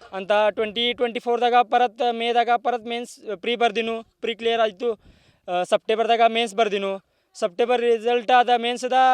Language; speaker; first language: Kannada; non-native, local second language; Marathi